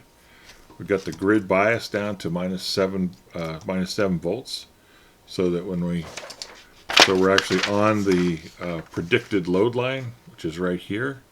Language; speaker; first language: English; native; English